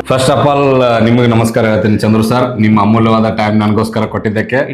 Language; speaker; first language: Kannada; native; Kannada